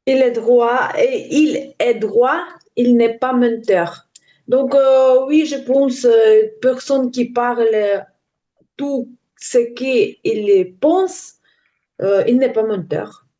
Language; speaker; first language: French; non-native, learner; Ukrainian